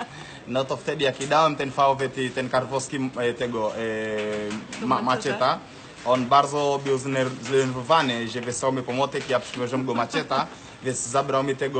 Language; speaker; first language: Polish; non-native, learner; Swahili